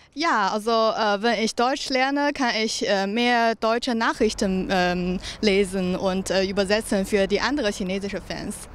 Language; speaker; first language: German; non-native, learner; Chinese